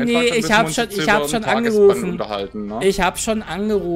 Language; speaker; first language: German; native; German